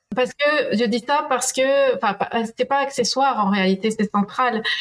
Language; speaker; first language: French; non-native, fluent; Spanish